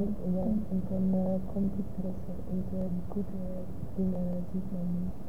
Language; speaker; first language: German; non-native, learner; Dutch